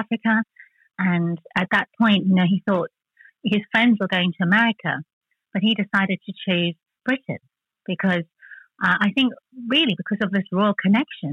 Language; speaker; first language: English; early bilingual, other home language; Chinese